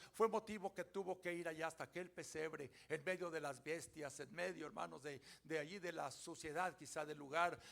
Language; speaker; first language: Spanish; native; Spanish